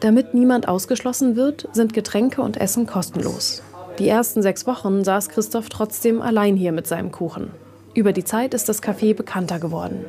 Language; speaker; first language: German; native; German